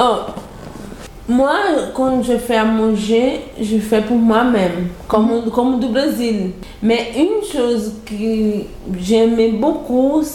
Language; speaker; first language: French; non-native, learner; Portuguese